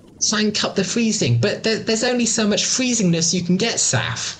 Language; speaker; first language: English; native; English